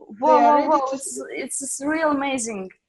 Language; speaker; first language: English; non-native, learner; Russian